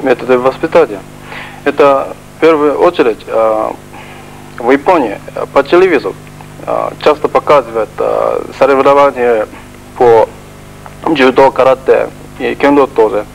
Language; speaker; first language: Russian; non-native, fluent; Japanese